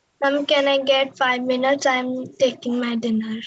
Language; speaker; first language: English; non-native, learner; Hindi